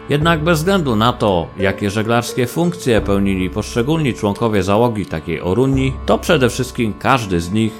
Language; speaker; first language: Polish; native; Polish